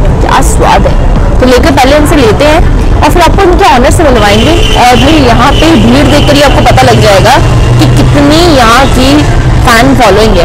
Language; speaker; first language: Hindi; native; Hindi